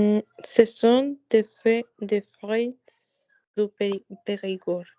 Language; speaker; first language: French; non-native, learner; Spanish